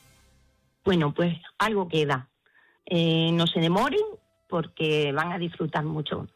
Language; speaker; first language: Spanish; native; Spanish